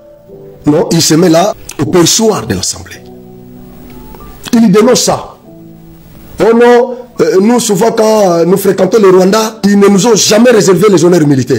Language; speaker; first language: French; non-native, local second language; Lingala